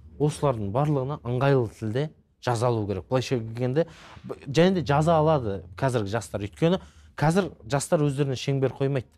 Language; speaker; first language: Kazakh; native; Kazakh